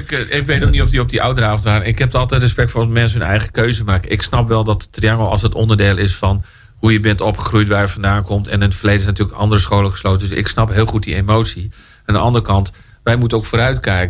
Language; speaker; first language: Dutch; native; Dutch